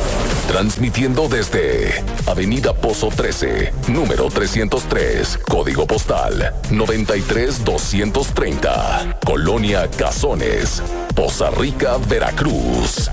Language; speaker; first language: Spanish; native; Spanish